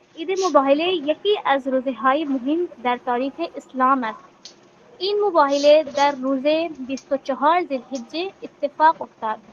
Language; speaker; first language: Persian; non-native, learner; Urdu